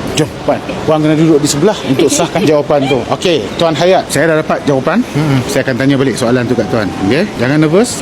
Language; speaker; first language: Malay; native; Malay